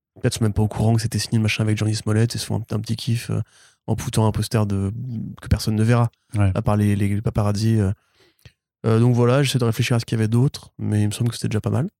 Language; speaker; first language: French; native; French